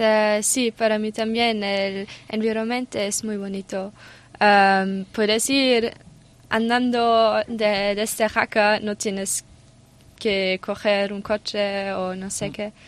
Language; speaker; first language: Spanish; non-native, learner; German